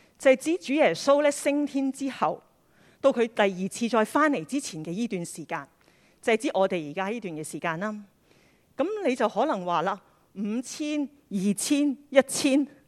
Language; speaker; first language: Cantonese; native; Cantonese